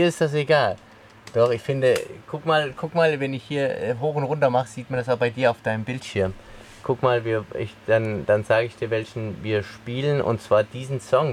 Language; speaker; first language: German; native; German